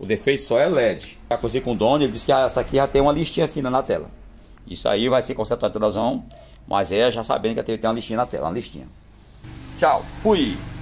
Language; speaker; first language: Portuguese; native; Portuguese